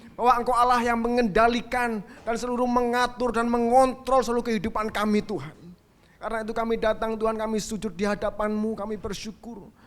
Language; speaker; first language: Indonesian; native; Indonesian